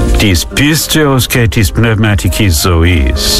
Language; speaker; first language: Greek; non-native, fluent; English